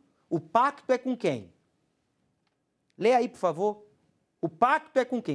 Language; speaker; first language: Portuguese; native; Portuguese